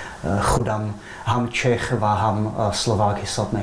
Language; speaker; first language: Persian; non-native, fluent; Czech